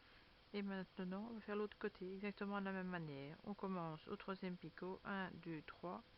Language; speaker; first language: French; native; French